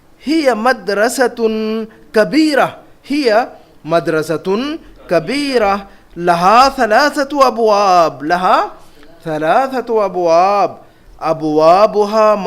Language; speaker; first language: Arabic; non-native, fluent; Urdu